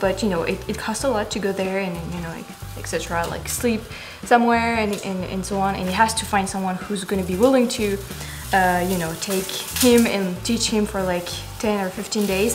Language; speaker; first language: English; non-native, fluent; French